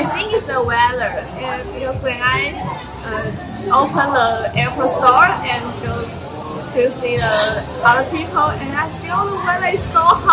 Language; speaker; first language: English; non-native, learner; Chinese